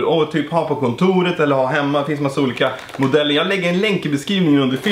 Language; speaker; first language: Swedish; native; Swedish